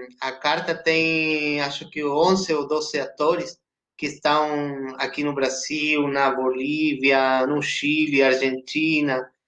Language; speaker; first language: Portuguese; non-native, fluent; Spanish